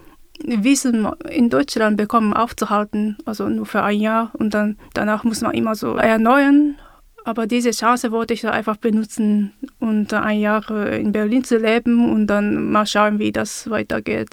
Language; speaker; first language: German; non-native, fluent; Japanese